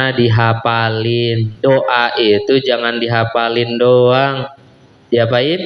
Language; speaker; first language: Indonesian; native; Indonesian